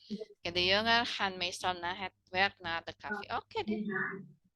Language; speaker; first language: Dutch; non-native, learner; Indonesian